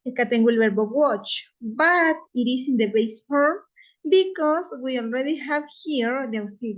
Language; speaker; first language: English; non-native, fluent; Spanish